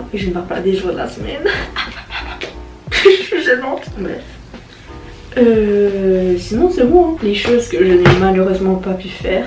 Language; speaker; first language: French; native; French